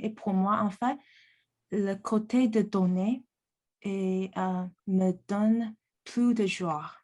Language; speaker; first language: French; non-native, fluent; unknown